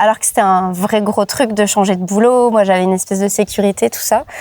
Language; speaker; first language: French; native; French